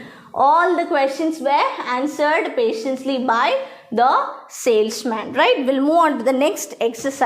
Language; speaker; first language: English; non-native, local second language; Tamil